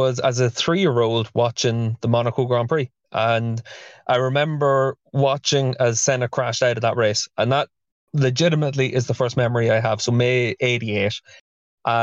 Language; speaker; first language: English; native; English